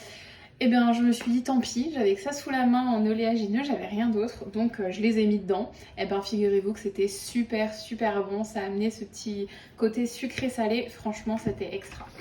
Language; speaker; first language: French; native; French